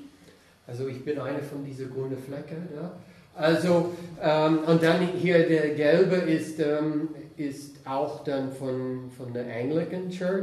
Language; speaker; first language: German; non-native, fluent; English